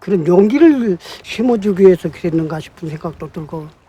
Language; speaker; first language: Korean; native; Korean